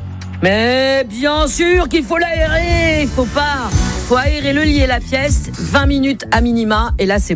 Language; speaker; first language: French; native; French